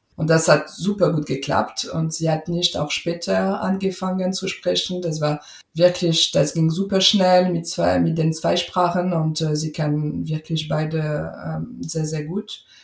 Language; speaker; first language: German; non-native, fluent; French